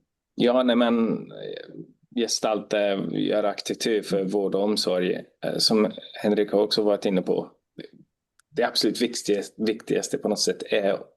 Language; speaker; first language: Swedish; non-native, fluent; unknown